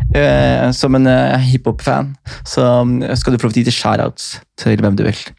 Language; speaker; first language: Norwegian; early bilingual, other home language; Somali